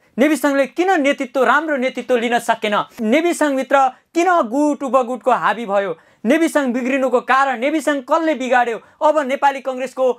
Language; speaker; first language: Nepali; native; Nepali